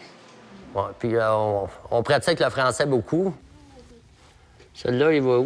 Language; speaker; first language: French; native; French